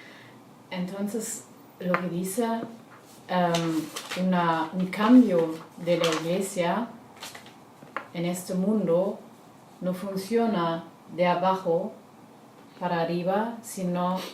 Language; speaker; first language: Spanish; non-native, learner; German